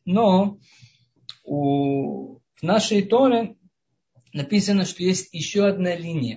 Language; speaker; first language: Russian; early bilingual, heritage; Russian